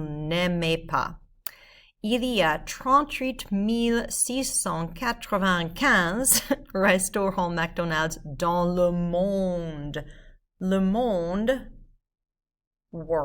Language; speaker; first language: French; non-native, fluent; English